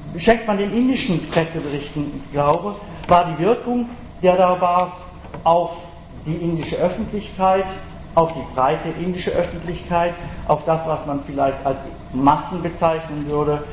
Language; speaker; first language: German; native; German